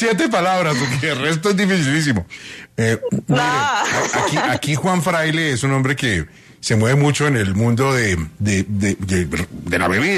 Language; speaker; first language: Spanish; native; Spanish